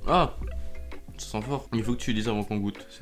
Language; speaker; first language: French; native; French